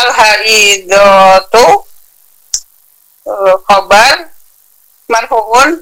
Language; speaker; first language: Arabic; non-native, learner; Indonesian